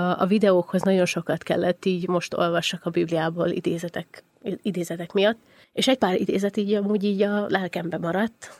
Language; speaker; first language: Hungarian; native; Hungarian